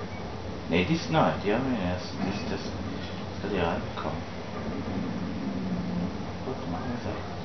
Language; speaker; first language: German; native; German